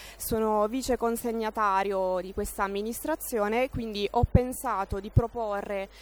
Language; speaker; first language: Italian; native; Italian